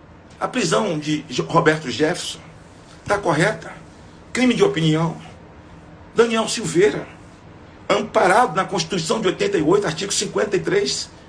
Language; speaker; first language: Portuguese; native; Portuguese